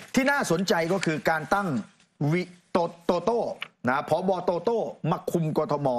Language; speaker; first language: Thai; native; Thai